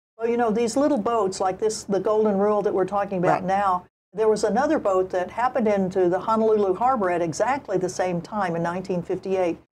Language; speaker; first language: English; native; English